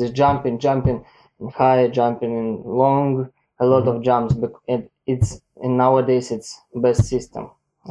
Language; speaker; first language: English; non-native, learner; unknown